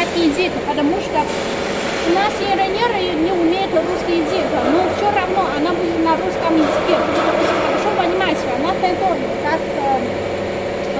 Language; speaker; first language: Russian; non-native, learner; Chinese